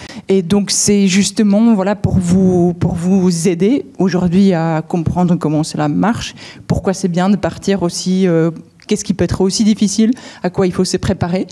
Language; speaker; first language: French; native; French